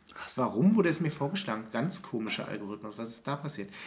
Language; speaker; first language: German; native; German